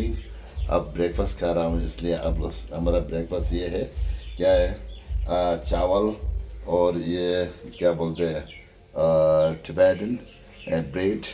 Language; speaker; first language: Hindi; non-native, local second language; Tibetan